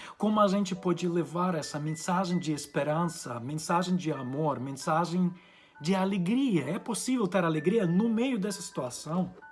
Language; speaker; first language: Portuguese; non-native, fluent; Ukrainian